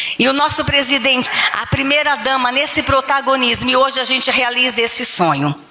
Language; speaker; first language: Portuguese; native; Portuguese